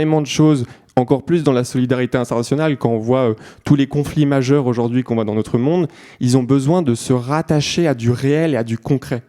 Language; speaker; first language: French; native; French